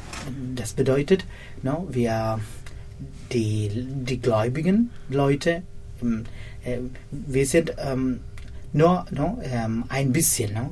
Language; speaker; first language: German; non-native, learner; Malayalam